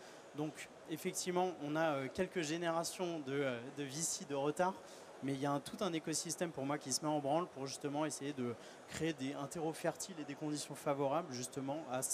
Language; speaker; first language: French; native; French